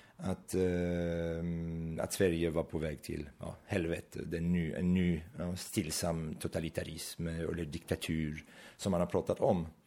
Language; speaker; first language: Swedish; non-native, fluent; French